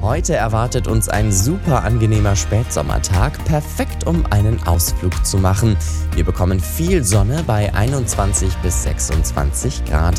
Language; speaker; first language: German; native; German